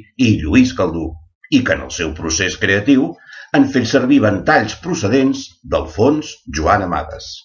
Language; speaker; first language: Catalan; native; Catalan